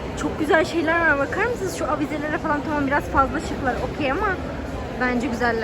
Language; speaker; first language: Turkish; native; Turkish